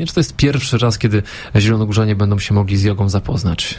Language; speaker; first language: Polish; native; Polish